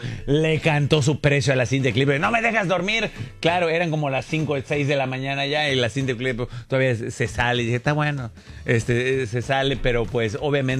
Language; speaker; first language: Spanish; native; Spanish